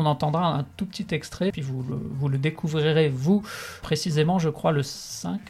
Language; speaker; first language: French; native; French